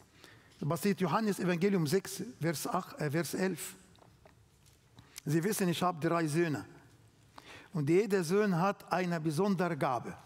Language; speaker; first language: German; non-native, learner; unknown